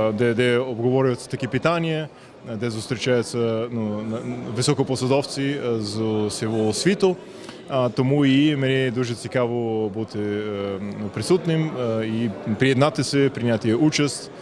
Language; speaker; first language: Ukrainian; non-native, fluent; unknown